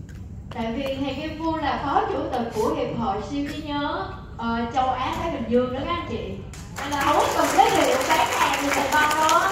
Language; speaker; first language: Vietnamese; native; Vietnamese